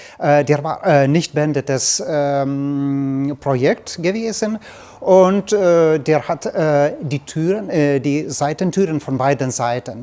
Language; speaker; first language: German; non-native, learner; Lithuanian